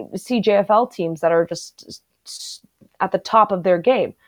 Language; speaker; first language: English; native; English